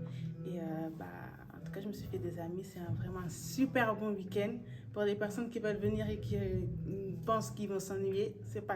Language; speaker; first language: French; native; French